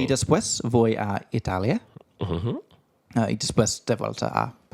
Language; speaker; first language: Spanish; non-native, fluent; English